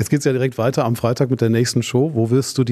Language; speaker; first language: German; native; German